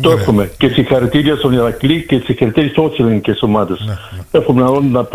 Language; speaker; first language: Greek; early bilingual, heritage; Greek